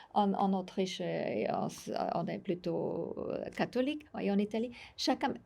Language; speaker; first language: French; non-native, fluent; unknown